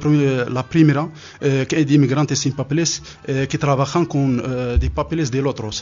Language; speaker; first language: Spanish; non-native, learner; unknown